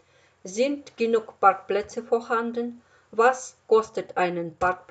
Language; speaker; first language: German; non-native, fluent; Russian